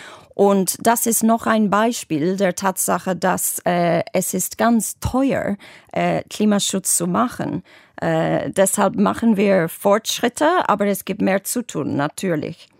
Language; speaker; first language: German; non-native, fluent; English